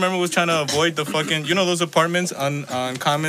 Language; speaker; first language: English; non-native, fluent; Spanish